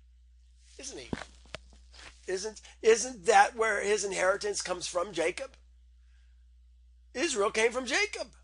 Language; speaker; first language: English; native; English